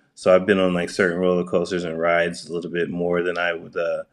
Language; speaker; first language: English; early bilingual, other home language; Japanese